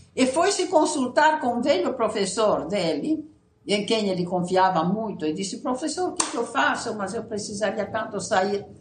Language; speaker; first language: Portuguese; non-native, fluent; Italian